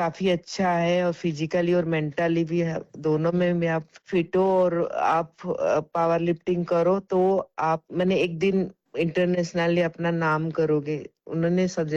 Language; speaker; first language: Hindi; non-native, local second language; Odia